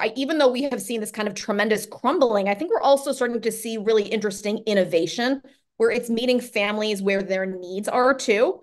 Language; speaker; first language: English; native; English